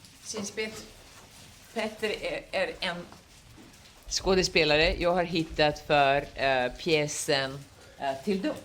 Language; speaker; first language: Swedish; non-native, fluent; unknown